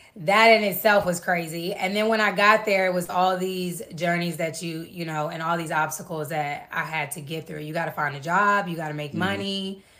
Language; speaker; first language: English; native; English